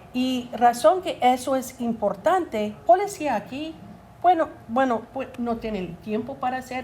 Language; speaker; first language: Spanish; non-native, learner; English